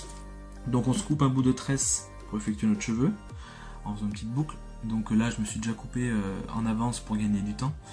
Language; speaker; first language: French; native; French